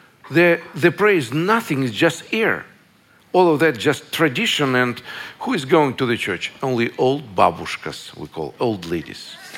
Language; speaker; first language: English; non-native, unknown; Russian